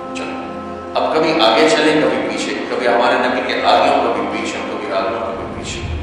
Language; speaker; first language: Urdu; non-native, local second language; Punjabi